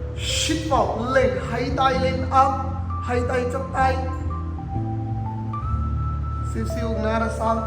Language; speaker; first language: Vietnamese; non-native, learner; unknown